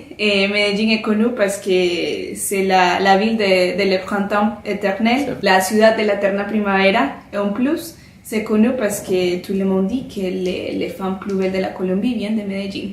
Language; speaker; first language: French; non-native, fluent; Spanish